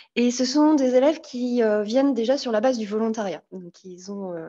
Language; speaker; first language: French; native; French